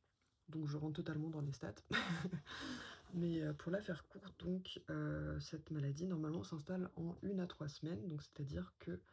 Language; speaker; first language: French; native; French